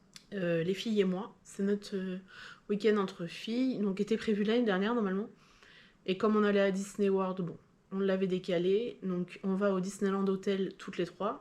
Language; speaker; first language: French; native; French